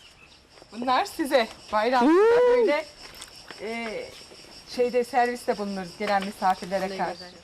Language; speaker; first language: Turkish; native; Turkish